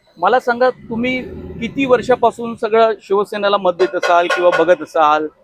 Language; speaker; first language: Marathi; native; Marathi